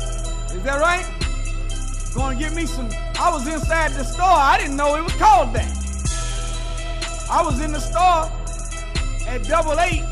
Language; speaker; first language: English; native; English